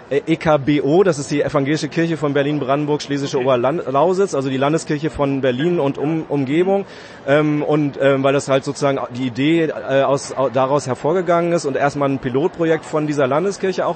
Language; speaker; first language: German; native; German